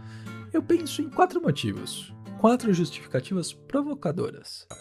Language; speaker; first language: Portuguese; native; Portuguese